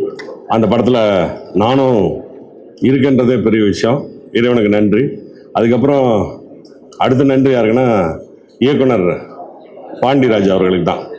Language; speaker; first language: Tamil; native; Tamil